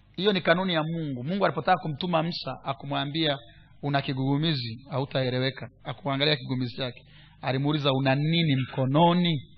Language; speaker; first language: Swahili; non-native, local second language; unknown